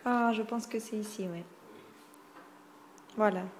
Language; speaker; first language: French; non-native, fluent; Russian